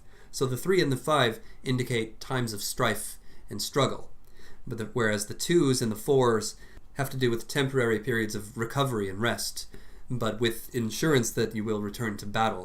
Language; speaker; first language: English; native; English